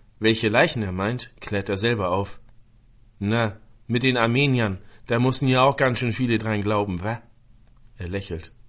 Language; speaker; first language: German; native; German